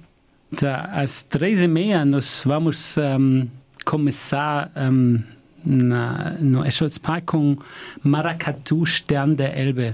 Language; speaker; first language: Portuguese; non-native, fluent; German